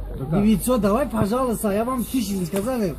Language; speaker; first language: Russian; non-native, learner; Tajik